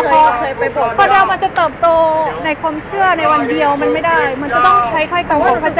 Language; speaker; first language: Thai; native; Thai